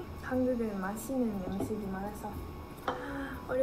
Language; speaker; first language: Korean; non-native, fluent; Japanese